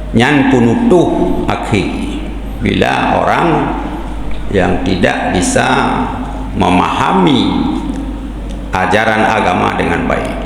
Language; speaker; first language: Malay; non-native, local second language; Achinese